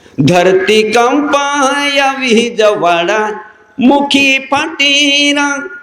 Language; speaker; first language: Gujarati; non-native, local second language; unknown